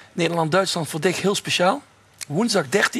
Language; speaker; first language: Dutch; native; Dutch